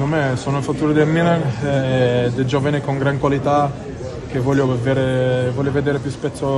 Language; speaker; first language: Italian; non-native, fluent; Portuguese